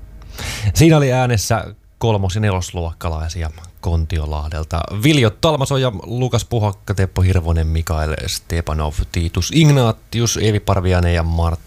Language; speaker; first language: Finnish; native; Finnish